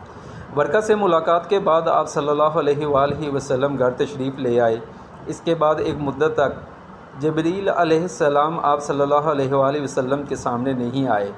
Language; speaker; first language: Urdu; native; Urdu